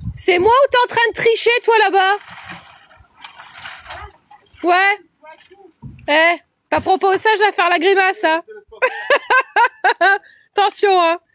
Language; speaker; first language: French; native; French